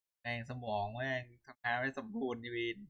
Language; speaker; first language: Thai; native; Thai